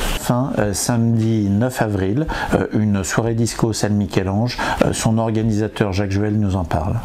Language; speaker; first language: French; native; French